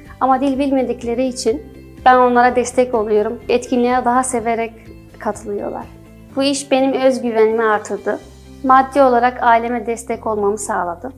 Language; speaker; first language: Turkish; non-native, fluent; Arabic